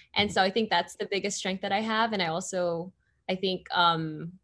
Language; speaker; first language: English; non-native, local second language; Filipino